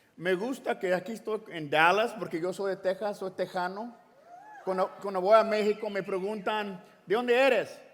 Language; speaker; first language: Spanish; early bilingual, heritage; Spanish